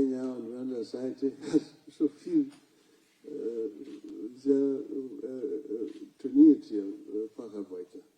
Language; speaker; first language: German; non-native, fluent; Luo (Kenya and Tanzania)